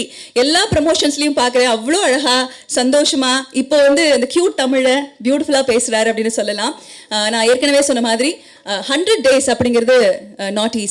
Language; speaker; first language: Tamil; native; Tamil